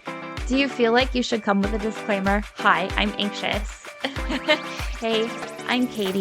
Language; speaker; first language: English; native; English